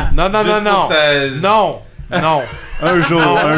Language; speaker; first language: French; native; French